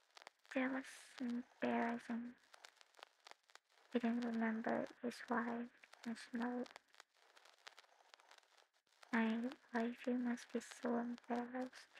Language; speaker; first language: English; non-native, learner; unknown